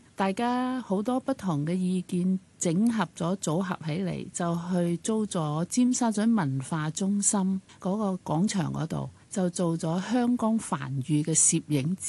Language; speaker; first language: Chinese; non-native, local second language; Cantonese